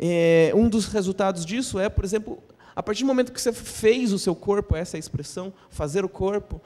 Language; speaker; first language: Portuguese; native; Portuguese